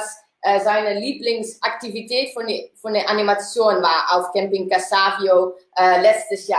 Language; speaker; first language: German; non-native, learner; Dutch